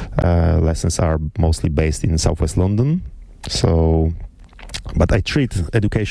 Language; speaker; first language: English; non-native, fluent; Polish